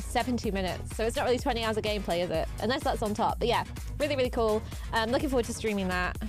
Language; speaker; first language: English; native; English